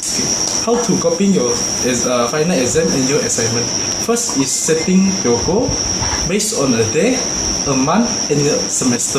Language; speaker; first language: English; non-native, learner; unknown